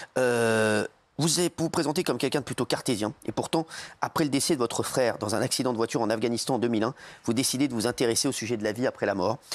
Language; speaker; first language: French; native; French